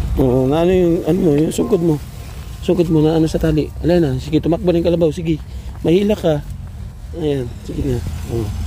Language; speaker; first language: Filipino; native; Filipino